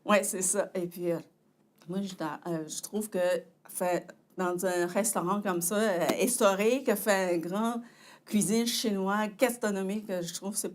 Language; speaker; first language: French; non-native, fluent; Chinese